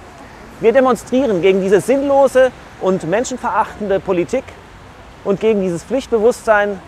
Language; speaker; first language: German; native; German